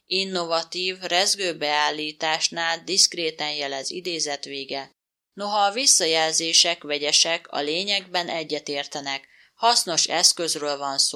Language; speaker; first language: Hungarian; native; Hungarian